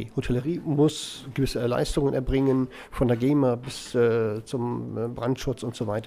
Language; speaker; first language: German; native; German